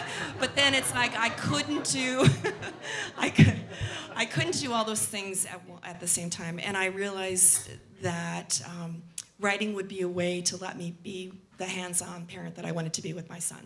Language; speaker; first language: English; native; English